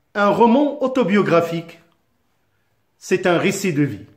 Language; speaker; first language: French; non-native, local second language; Arabic